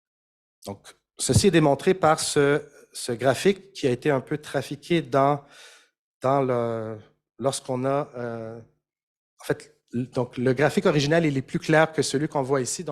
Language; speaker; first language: French; native; French